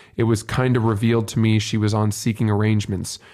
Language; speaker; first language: English; native; English